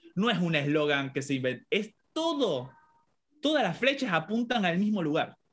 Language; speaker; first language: Spanish; native; Spanish